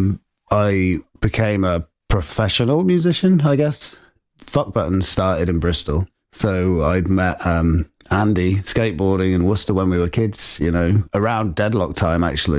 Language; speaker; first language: English; native; English